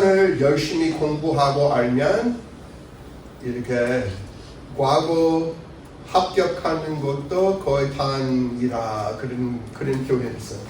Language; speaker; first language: Korean; non-native, fluent; English